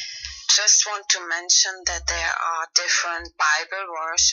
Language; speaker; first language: English; non-native, fluent; Spanish